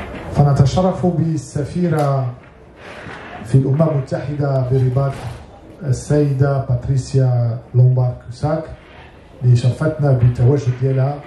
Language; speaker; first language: Arabic; native; Arabic